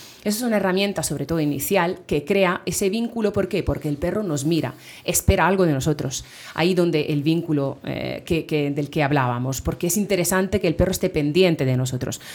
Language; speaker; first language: Spanish; non-native, fluent; Italian